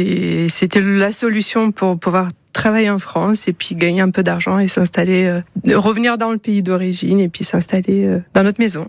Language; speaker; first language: French; non-native, fluent; Romanian